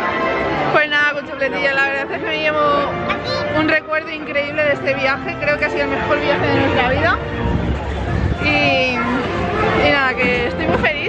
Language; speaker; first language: Spanish; native; Spanish